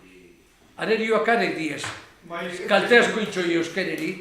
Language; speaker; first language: Basque; native; Basque